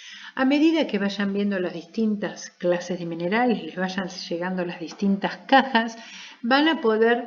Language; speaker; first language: Spanish; native; Spanish